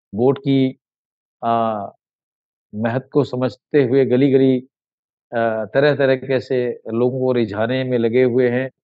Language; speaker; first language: Hindi; native; Hindi